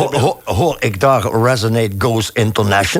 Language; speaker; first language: Dutch; native; Dutch